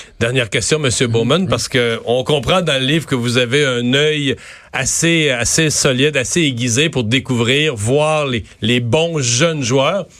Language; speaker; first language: French; native; French